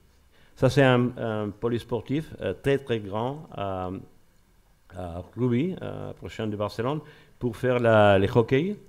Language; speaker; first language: French; non-native, learner; Spanish